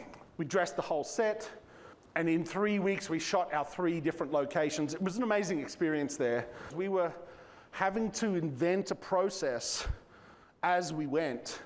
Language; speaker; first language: English; native; English